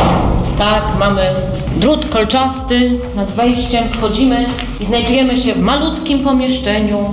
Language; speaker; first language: Polish; native; Polish